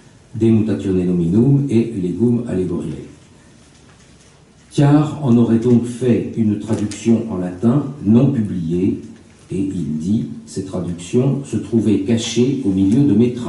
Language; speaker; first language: French; native; French